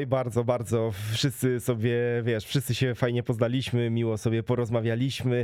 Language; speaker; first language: Polish; native; Polish